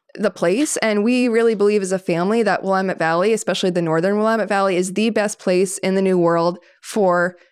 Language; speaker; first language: English; native; English